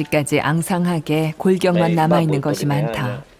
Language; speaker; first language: Korean; native; Korean